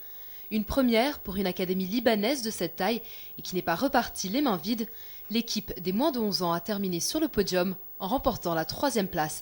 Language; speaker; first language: French; non-native, local second language; Arabic